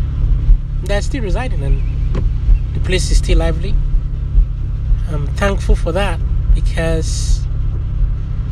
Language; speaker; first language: English; non-native, local second language; Hausa